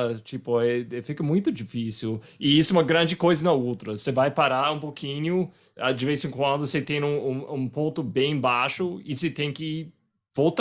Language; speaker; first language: Portuguese; non-native, fluent; English